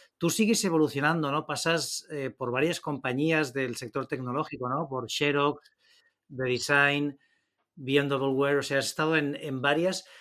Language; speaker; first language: Spanish; native; Spanish